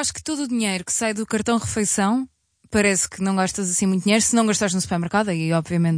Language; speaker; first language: Portuguese; native; Portuguese